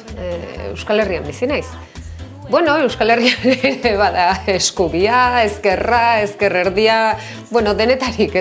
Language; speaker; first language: Basque; native; Basque